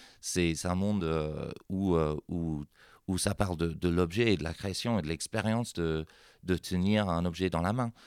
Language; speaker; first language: French; non-native, fluent; English